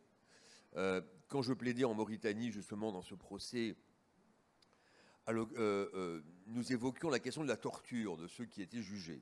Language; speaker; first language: French; native; French